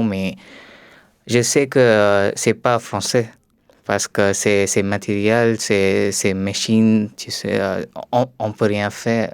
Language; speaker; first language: French; non-native, learner; Tamil